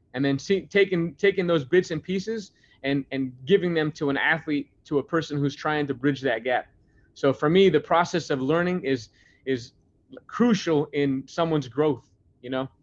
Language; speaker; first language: English; native; English